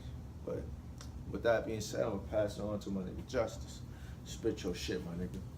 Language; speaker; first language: English; native; English